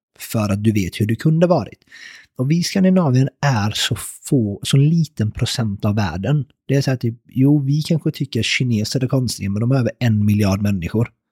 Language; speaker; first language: Swedish; early bilingual, other home language; Persian